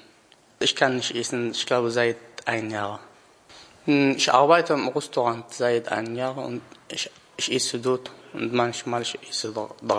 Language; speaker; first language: German; non-native, learner; Arabic